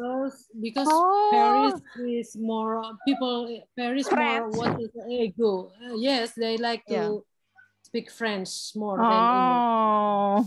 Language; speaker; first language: English; non-native, learner; Indonesian